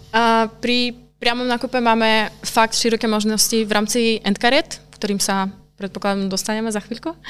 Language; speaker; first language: Slovak; non-native, local second language; Hungarian